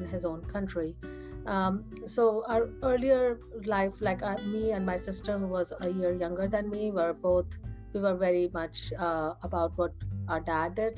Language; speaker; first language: English; non-native, local second language; Hindi